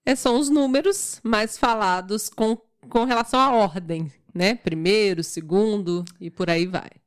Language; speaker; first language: Portuguese; native; Portuguese